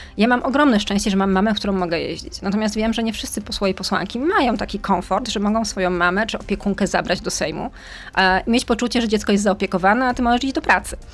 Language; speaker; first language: Polish; native; Polish